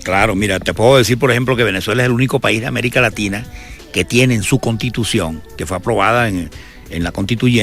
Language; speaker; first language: Spanish; native; Spanish